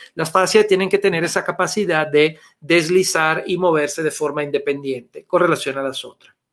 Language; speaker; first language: Spanish; non-native, fluent; Italian